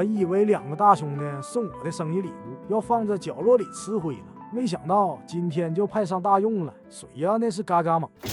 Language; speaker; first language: Chinese; native; Chinese